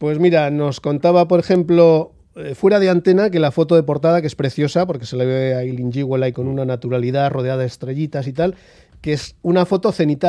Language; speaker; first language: Spanish; native; Spanish